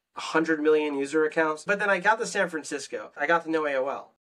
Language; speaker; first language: English; native; English